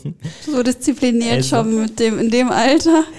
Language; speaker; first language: German; native; German